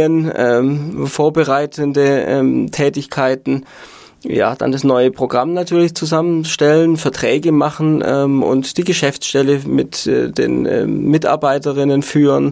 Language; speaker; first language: German; native; German